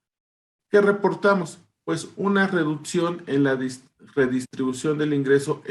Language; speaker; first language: Spanish; native; Spanish